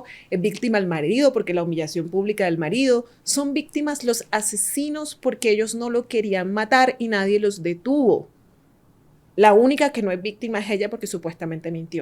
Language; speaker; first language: Spanish; native; Spanish